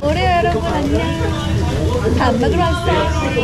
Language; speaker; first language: Korean; native; Korean